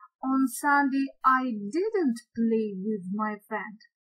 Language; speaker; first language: English; non-native, fluent; Ukrainian